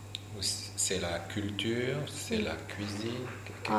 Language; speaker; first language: French; native; French